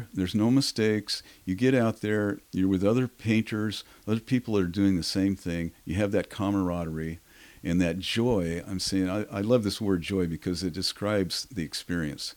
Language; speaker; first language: English; native; English